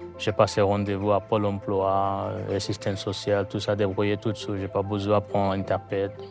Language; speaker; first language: French; non-native, learner; Bangla